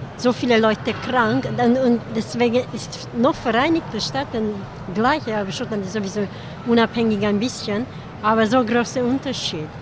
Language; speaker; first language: German; non-native, learner; Hungarian